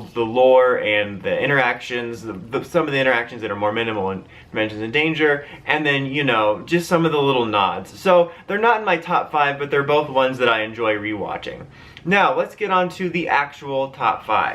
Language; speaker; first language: English; native; English